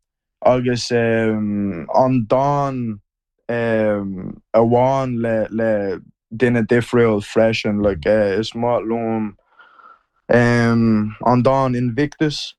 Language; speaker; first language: Irish; non-native, learner; English